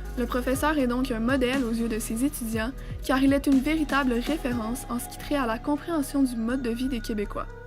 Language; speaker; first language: French; native; French